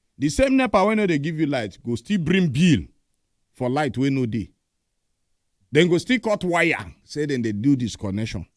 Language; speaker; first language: Nigerian Pidgin; native; Nigerian Pidgin